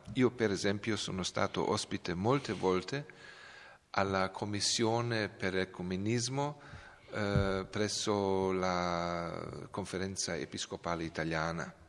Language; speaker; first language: Italian; non-native, learner; Serbian